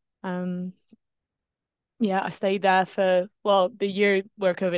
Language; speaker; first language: English; non-native, fluent; French